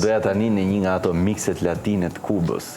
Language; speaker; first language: Albanian; native; Albanian